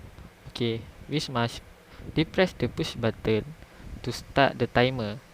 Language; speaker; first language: English; non-native, local second language; Malay